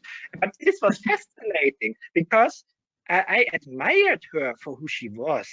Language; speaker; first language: English; non-native, fluent; German